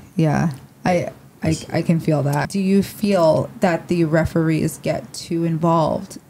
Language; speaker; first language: English; native; English